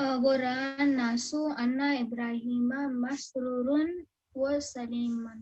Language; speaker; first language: Arabic; non-native, learner; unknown